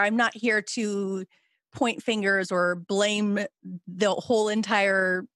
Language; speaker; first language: English; native; English